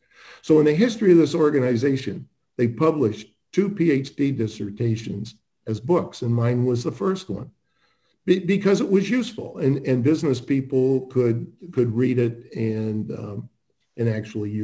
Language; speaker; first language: English; native; English